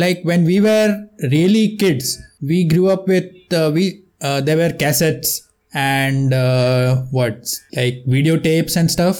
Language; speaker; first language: English; non-native, local second language; Kannada